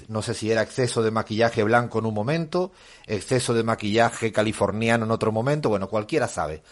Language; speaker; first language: Spanish; native; Spanish